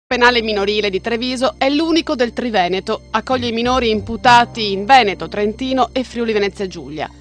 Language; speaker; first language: Italian; native; Italian